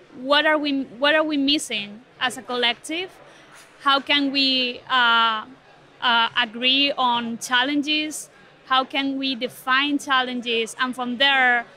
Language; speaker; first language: English; non-native, fluent; Spanish